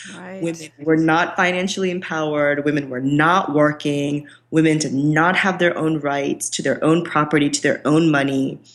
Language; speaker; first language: English; non-native, local second language; Bangla